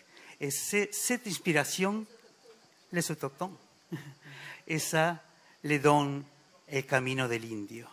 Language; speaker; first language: French; non-native, fluent; Spanish